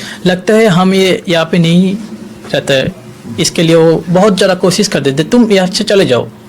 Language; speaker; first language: Hindi; non-native, learner; Bangla